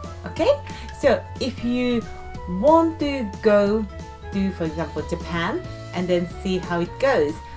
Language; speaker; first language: English; non-native, fluent; Japanese